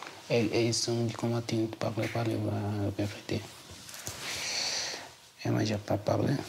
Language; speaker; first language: French; non-native, learner; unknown